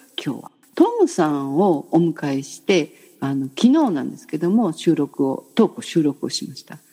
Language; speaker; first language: Japanese; native; Japanese